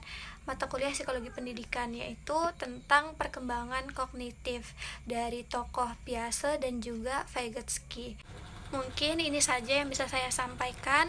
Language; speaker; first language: Indonesian; native; Indonesian